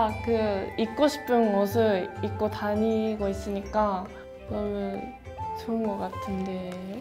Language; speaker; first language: Korean; non-native, fluent; Japanese